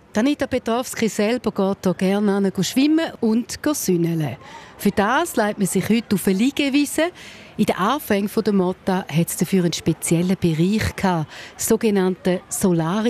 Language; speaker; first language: German; native; German